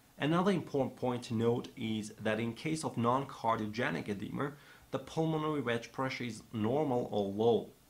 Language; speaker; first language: English; non-native, fluent; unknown